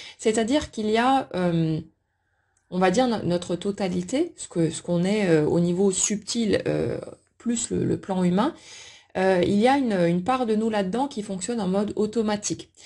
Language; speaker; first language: French; native; French